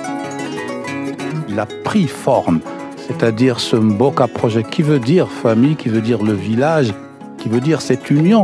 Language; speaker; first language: French; non-native, local second language; Arabic